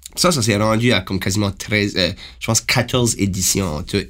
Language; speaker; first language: French; native; French